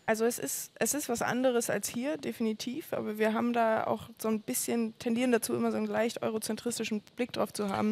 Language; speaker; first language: German; native; German